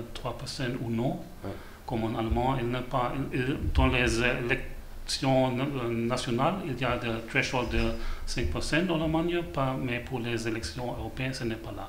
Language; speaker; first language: French; non-native, learner; German